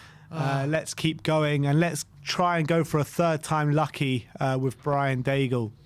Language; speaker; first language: English; native; English